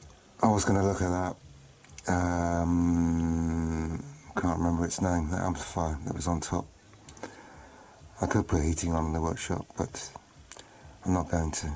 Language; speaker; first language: English; native; English